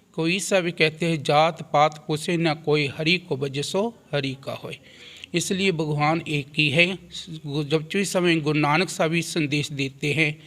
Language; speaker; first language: Hindi; non-native, local second language; Punjabi